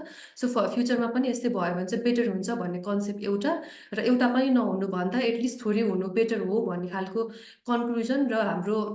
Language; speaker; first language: Nepali; native; Nepali